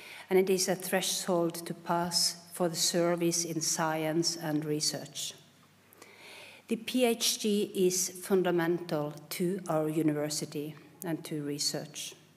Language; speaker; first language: English; non-native, fluent; Norwegian